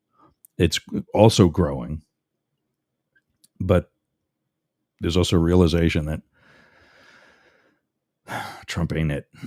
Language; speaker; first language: English; native; English